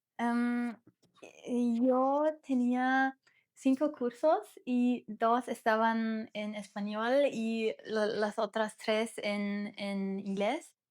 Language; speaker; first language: Spanish; non-native, learner; German